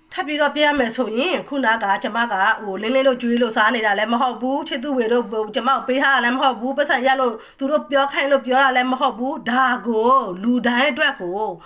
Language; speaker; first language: Burmese; native; Burmese